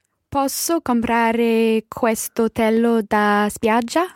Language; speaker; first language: Italian; non-native, learner; English